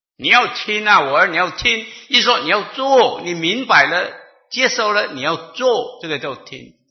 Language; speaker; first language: Chinese; native; Chinese